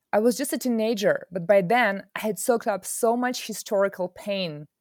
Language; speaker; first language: English; non-native, fluent; Ukrainian